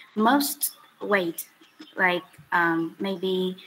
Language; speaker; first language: English; non-native, fluent; Vietnamese